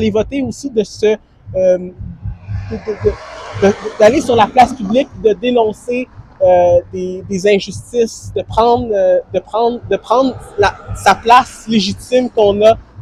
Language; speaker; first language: French; native; French